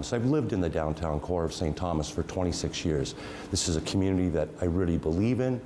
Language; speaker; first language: English; native; English